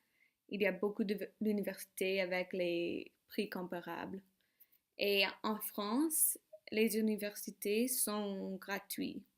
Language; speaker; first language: French; non-native, learner; English